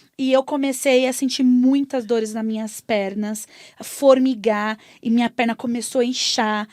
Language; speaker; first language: Portuguese; native; Portuguese